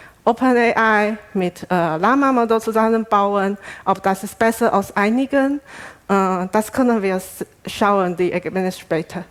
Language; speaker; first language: German; non-native, learner; Chinese